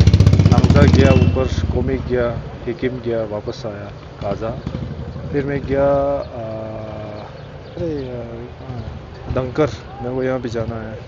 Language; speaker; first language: Hindi; non-native, local second language; Tibetan